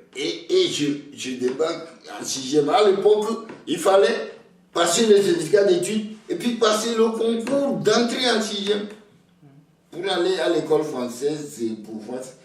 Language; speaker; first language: French; non-native, local second language; Ewe